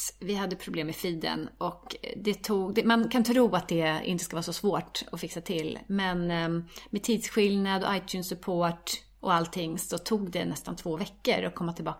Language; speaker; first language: Swedish; native; Swedish